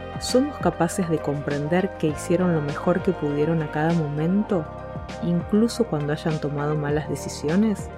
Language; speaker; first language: Spanish; native; Spanish